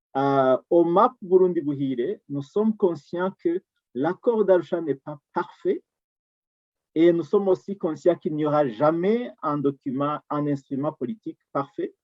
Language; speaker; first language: French; non-native, local second language; Rundi